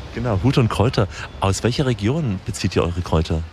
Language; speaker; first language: German; native; German